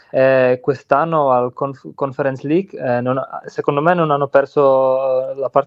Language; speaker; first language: Italian; non-native, learner; Czech